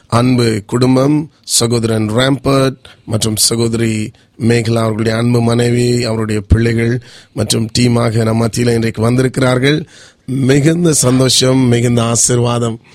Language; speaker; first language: Tamil; native; Tamil